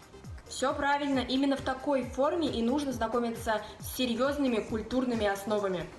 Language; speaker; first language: Russian; native; Russian